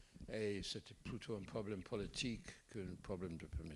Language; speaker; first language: French; non-native, fluent; English